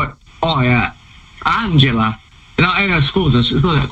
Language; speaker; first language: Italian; non-native, learner; English